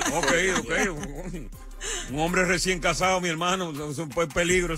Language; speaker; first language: Spanish; native; Spanish